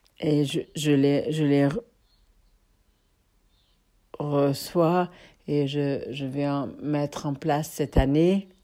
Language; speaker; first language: French; non-native, fluent; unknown